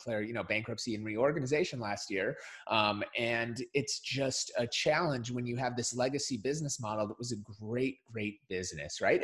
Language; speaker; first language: English; native; English